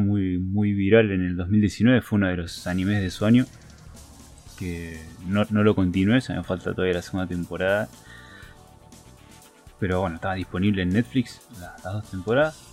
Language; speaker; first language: Spanish; native; Spanish